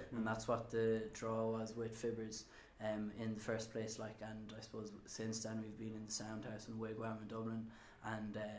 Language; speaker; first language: English; native; English